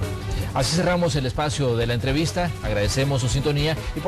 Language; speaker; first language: Spanish; native; Spanish